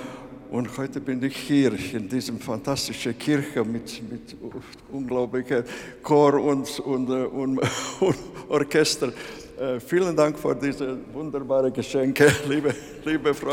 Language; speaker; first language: German; non-native, fluent; Latvian